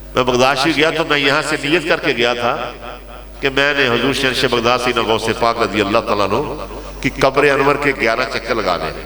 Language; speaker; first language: Urdu; non-native, local second language; Punjabi